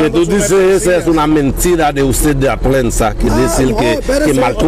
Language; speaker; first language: Spanish; non-native, local second language; Haitian Creole